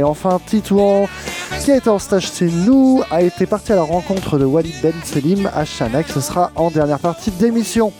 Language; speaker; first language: French; native; French